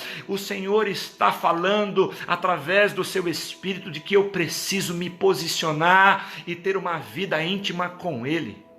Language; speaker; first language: Portuguese; native; Portuguese